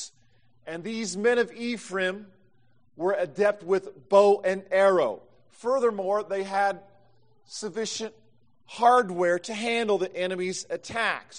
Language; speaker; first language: English; native; English